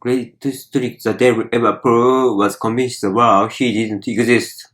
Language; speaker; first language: English; non-native, learner; Japanese